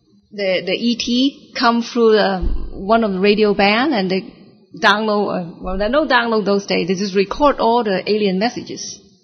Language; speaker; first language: English; non-native, local second language; Cantonese